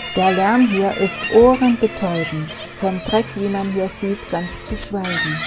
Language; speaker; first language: German; native; German